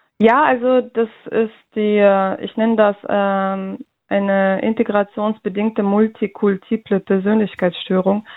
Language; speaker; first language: German; early bilingual, other home language; Russian